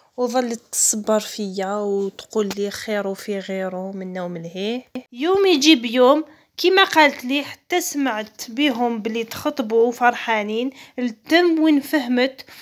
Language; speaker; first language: Arabic; non-native, local second language; Kabyle